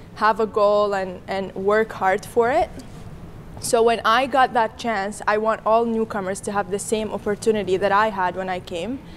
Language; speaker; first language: English; non-native, fluent; Kurdish